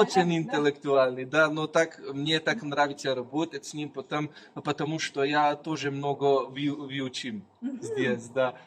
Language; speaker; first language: Russian; non-native, learner; Slovenian